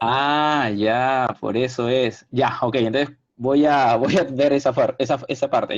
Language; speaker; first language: Spanish; native; Spanish